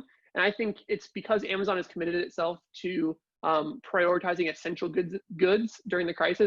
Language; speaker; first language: English; native; English